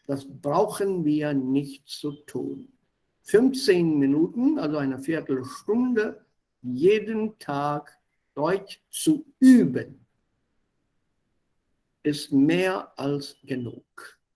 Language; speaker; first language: German; non-native, fluent; Hindi